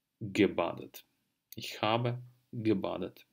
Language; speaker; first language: German; non-native, fluent; Russian